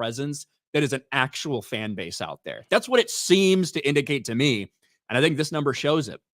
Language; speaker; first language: English; native; English